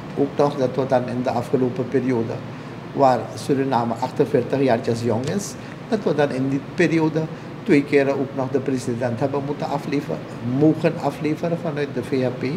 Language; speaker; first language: Dutch; native; Dutch